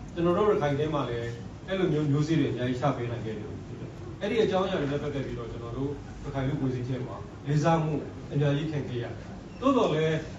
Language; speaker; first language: Burmese; non-native, local second language; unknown